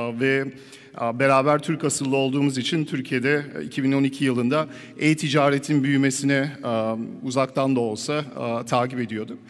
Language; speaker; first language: Turkish; early bilingual, heritage; Turkish